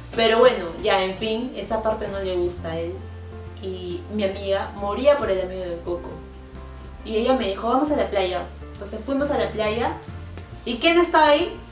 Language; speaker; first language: Spanish; native; Spanish